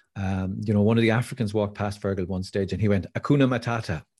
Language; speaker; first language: English; native; English